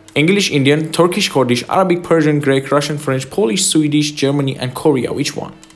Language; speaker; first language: English; non-native, learner; Persian